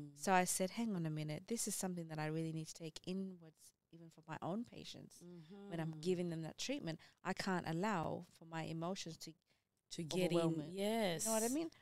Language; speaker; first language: English; early bilingual, other home language; Amharic